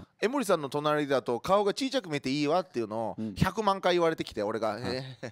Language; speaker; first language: Japanese; native; Japanese